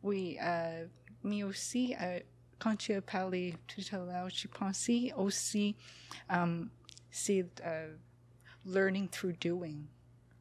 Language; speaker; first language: French; non-native, fluent; English